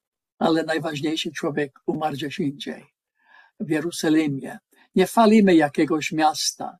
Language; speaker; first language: Polish; non-native, learner; English